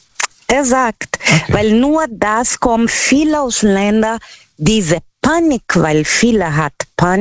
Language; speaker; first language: German; non-native, learner; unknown